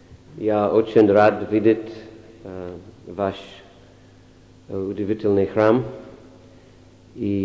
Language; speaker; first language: Russian; non-native, fluent; English